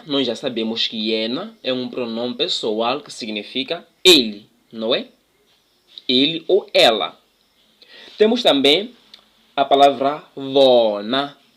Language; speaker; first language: Portuguese; non-native, local second language; Tsonga